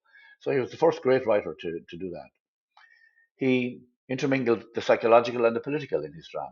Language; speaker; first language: English; native; English